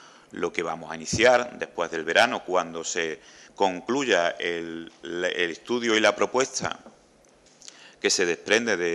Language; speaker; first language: Spanish; native; Spanish